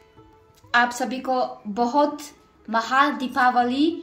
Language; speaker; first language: Hindi; non-native, learner; Polish